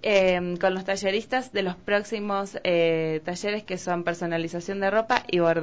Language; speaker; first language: Spanish; native; Spanish